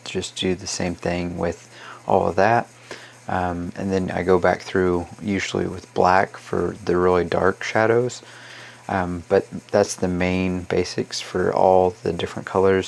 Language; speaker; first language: English; native; English